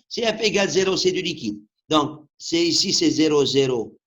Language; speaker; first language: French; non-native, local second language; Arabic